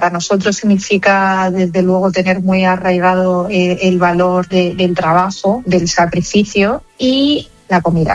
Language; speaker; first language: Spanish; native; Spanish